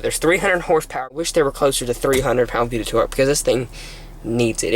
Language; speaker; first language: English; native; English